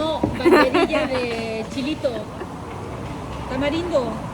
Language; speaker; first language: Spanish; native; Spanish